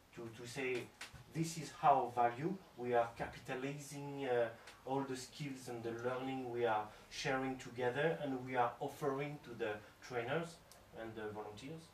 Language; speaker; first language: English; non-native, fluent; French